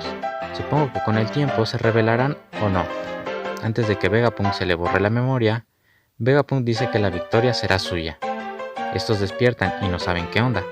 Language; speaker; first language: Spanish; native; Spanish